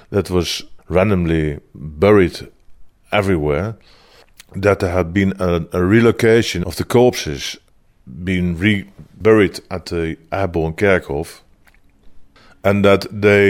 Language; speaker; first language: English; non-native, fluent; Dutch